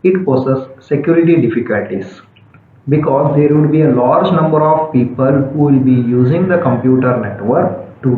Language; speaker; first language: English; non-native, local second language; Kannada